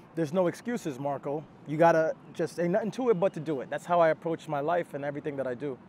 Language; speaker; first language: English; native; English